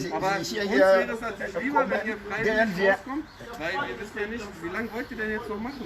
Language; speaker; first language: German; native; German